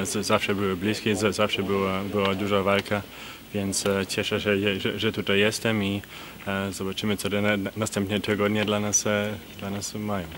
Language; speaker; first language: Polish; early bilingual, heritage; Polish